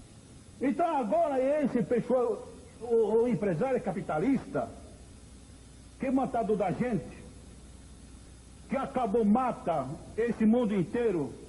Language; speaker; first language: Portuguese; non-native, local second language; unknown